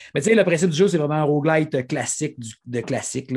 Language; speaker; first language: French; native; French